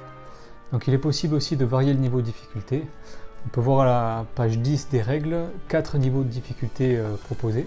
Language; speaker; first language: French; native; French